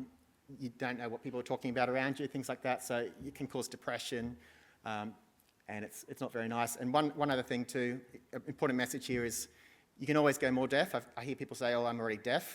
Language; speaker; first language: English; native; English